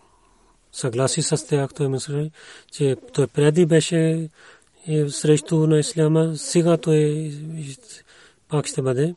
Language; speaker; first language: Bulgarian; non-native, learner; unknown